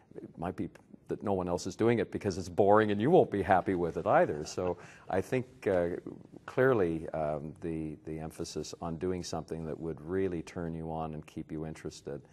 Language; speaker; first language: English; native; English